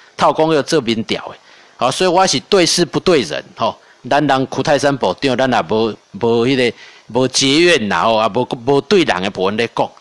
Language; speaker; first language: Min Nan Chinese; native; Min Nan Chinese